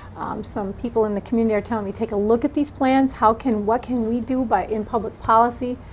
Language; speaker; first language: English; native; English